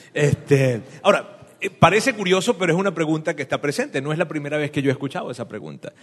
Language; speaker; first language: Spanish; native; Spanish